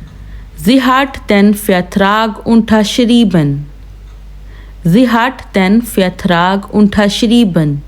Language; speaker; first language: German; non-native, fluent; Urdu